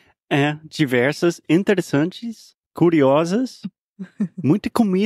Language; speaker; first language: Portuguese; non-native, fluent; English